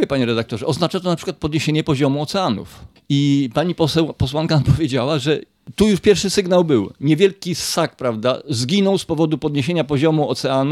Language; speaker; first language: Polish; native; Polish